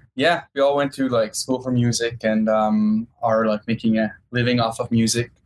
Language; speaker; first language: English; non-native, fluent; German